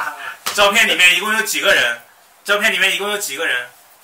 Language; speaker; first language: Chinese; native; Chinese